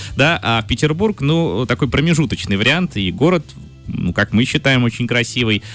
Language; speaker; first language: Russian; native; Russian